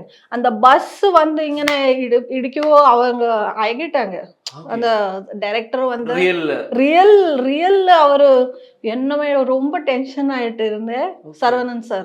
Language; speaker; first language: Tamil; non-native, learner; Malayalam